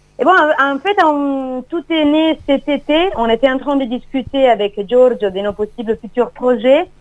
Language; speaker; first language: French; non-native, fluent; Italian